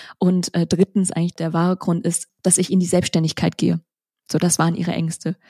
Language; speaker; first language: German; early bilingual, other home language; Vietnamese